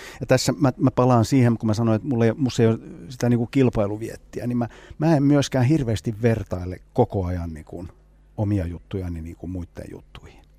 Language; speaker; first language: Finnish; non-native, local second language; Swedish